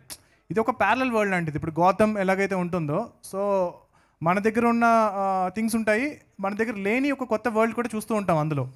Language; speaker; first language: Telugu; native; Telugu